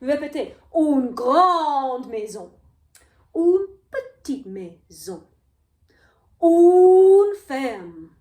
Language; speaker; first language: French; non-native, fluent; English